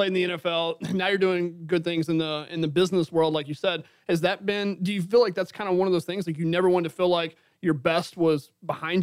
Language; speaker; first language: English; native; English